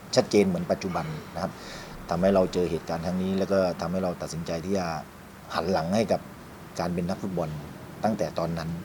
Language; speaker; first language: Thai; native; Thai